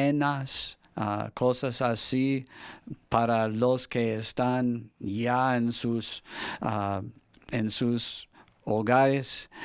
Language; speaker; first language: Spanish; non-native, fluent; English